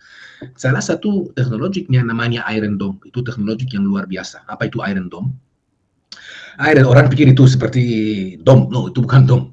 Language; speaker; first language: Indonesian; non-native, fluent; Hebrew